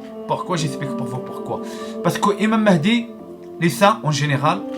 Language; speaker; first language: French; non-native, learner; Arabic